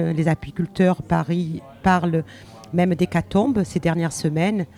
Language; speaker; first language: French; native; French